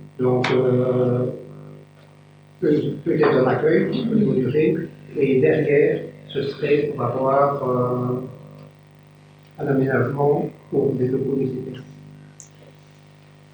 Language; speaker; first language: French; native; French